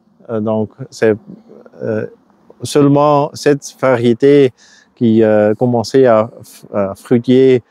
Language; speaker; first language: French; non-native, local second language; Dutch